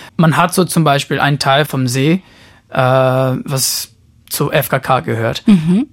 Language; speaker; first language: German; non-native, fluent; Portuguese